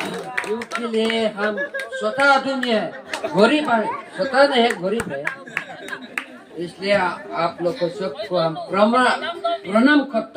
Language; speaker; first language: Hindi; non-native, local second language; Bodo